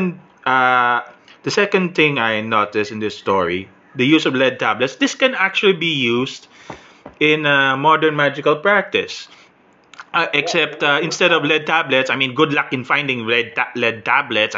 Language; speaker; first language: English; non-native, local second language; Filipino